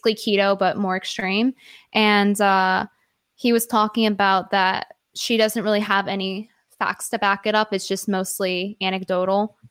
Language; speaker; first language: English; native; English